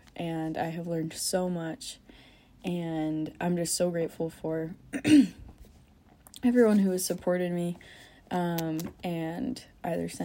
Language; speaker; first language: English; native; English